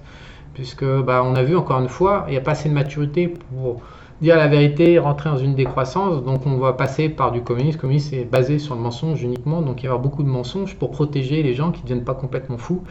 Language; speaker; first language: French; native; French